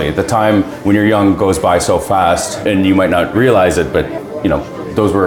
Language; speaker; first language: English; native; English